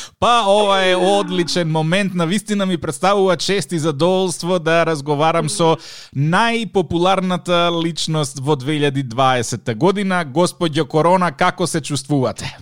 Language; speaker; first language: Macedonian; native; Macedonian